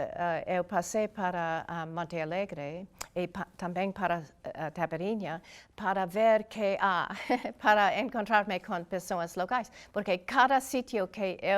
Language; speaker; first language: Portuguese; non-native, fluent; English